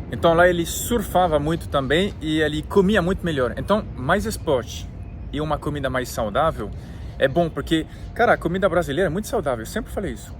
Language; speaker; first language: Portuguese; non-native, fluent; French